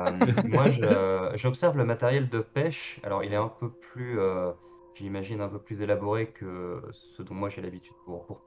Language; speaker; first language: French; native; French